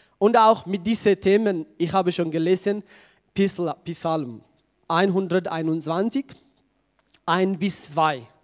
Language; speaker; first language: German; non-native, learner; Tigrinya